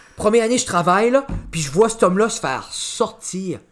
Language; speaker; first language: French; native; French